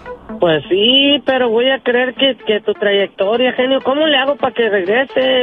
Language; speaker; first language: Spanish; native; Spanish